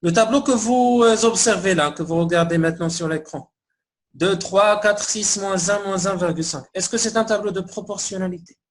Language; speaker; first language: French; non-native, local second language; Arabic